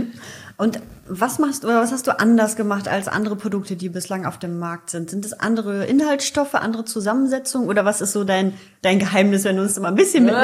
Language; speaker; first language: German; native; German